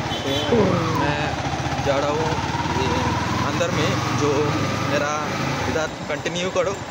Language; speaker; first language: Hindi; non-native, local second language; Bangla